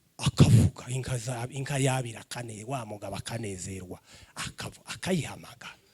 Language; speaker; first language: Kinyarwanda; native; Kinyarwanda